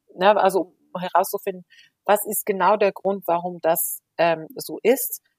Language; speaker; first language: German; non-native, fluent; Arabic